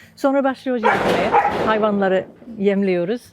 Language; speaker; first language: Turkish; non-native, fluent; English